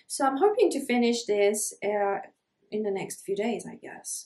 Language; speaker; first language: English; non-native, fluent; Polish